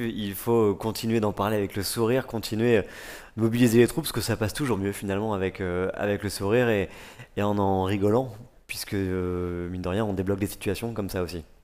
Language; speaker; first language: French; native; French